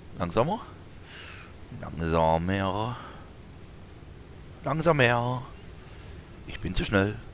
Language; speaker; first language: German; native; German